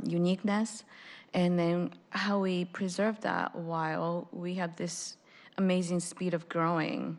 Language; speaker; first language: English; non-native, fluent; Japanese